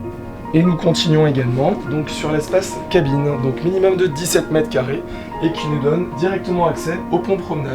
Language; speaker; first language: French; native; French